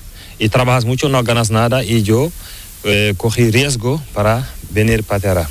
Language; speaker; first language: Spanish; non-native, learner; Fula